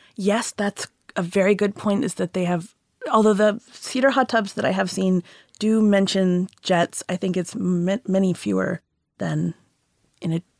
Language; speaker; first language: English; native; English